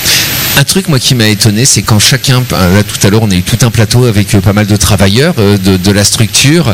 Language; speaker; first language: French; native; French